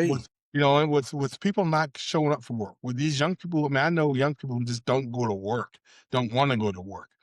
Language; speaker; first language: English; native; English